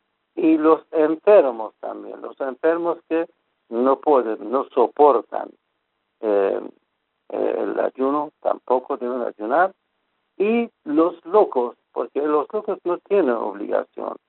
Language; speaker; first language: Spanish; non-native, fluent; Persian